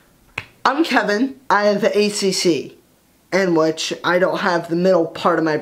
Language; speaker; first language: English; native; English